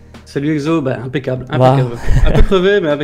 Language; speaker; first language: French; native; French